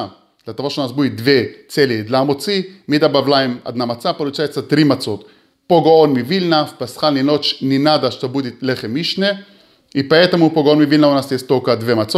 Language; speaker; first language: Russian; early bilingual, heritage; Hebrew